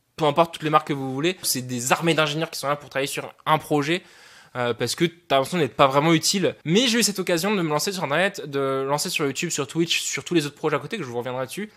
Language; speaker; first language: French; native; French